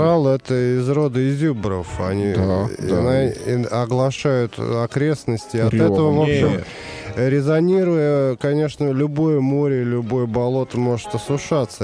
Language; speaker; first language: Russian; native; Russian